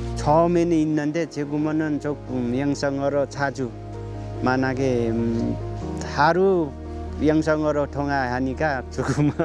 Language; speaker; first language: Korean; non-native, learner; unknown